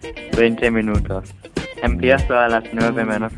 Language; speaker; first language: Spanish; non-native, learner; English